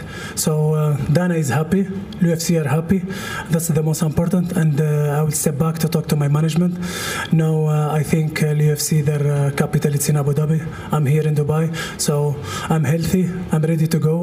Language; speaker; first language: English; non-native, fluent; Russian